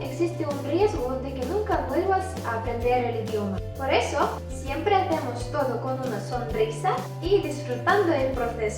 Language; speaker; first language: Spanish; non-native, fluent; Russian